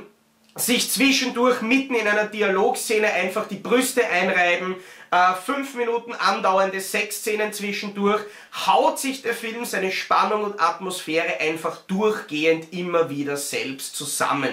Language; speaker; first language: German; native; German